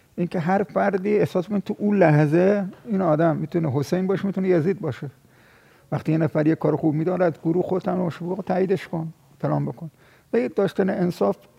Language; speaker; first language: Persian; native; Persian